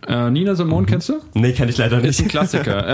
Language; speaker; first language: German; native; German